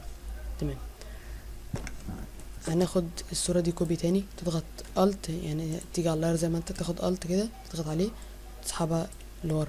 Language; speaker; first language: Arabic; native; Arabic